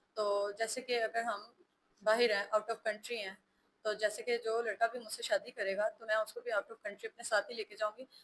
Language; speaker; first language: Urdu; early bilingual, heritage; Hindi